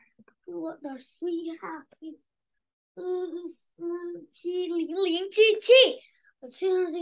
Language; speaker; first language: Chinese; non-native, learner; Vietnamese